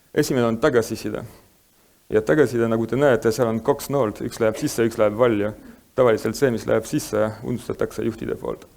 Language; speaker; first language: Estonian; non-native, fluent; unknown